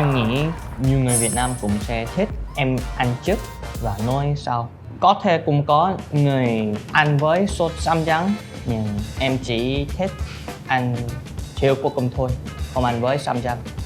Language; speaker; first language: Vietnamese; non-native, learner; Korean